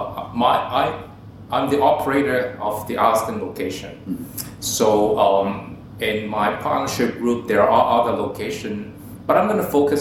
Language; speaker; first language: English; non-native, local second language; Cantonese